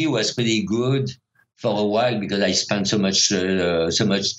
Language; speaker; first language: English; non-native, fluent; French